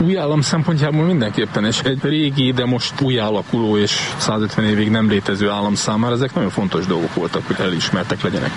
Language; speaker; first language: Hungarian; native; Hungarian